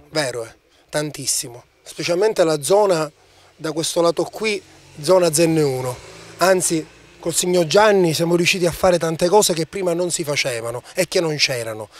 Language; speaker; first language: Italian; native; Italian